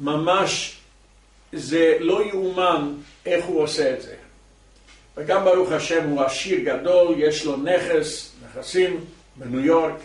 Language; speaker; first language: Hebrew; non-native, fluent; English